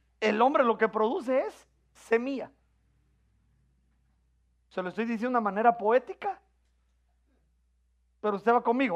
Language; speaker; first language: Spanish; native; Spanish